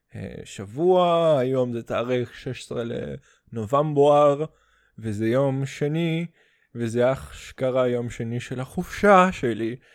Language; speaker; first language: Hebrew; non-native, fluent; Russian